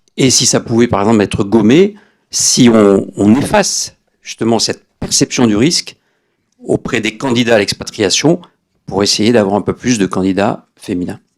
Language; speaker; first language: French; native; French